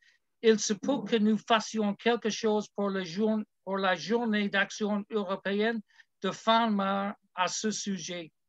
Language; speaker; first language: French; non-native, learner; English